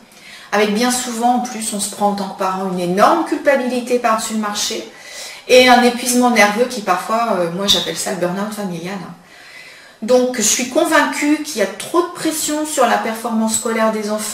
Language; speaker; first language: French; native; French